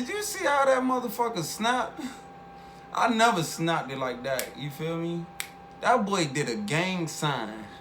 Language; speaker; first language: English; native; English